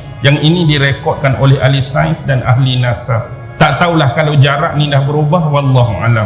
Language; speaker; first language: Malay; native; Malay